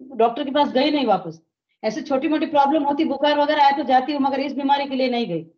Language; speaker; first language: Hindi; native; Hindi